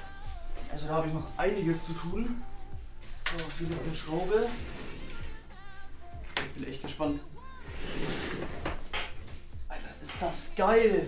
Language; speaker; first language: German; native; German